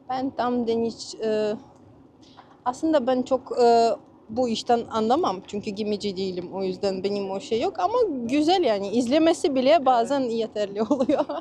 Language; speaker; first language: Turkish; non-native, fluent; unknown